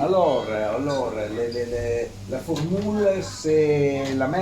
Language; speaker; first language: French; non-native, fluent; Italian